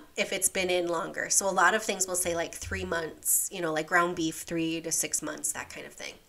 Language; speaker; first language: English; native; English